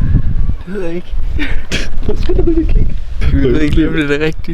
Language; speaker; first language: Danish; native; Danish